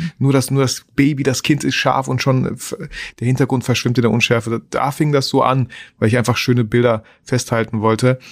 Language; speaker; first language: German; early bilingual, other home language; Russian